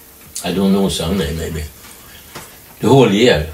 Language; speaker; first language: English; non-native, learner; Swedish